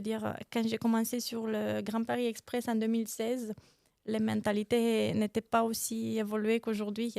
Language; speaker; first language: French; non-native, fluent; Romanian